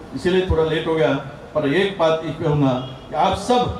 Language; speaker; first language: Hindi; non-native, local second language; Marathi